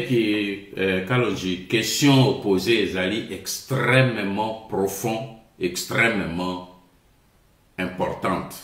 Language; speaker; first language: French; non-native, local second language; Lingala